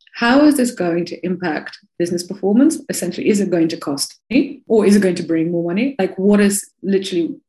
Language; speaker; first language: English; non-native, fluent; Russian